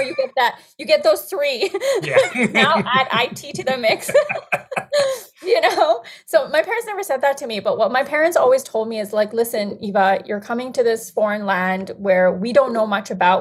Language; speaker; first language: English; non-native, local second language; Bangla